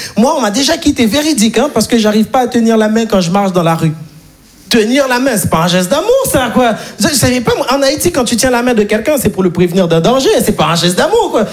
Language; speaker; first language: French; non-native, local second language; Haitian Creole